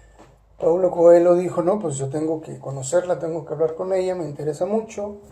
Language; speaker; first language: Spanish; native; Spanish